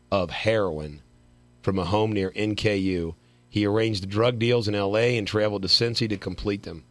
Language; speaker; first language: English; native; English